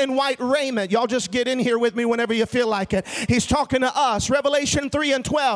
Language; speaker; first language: English; native; English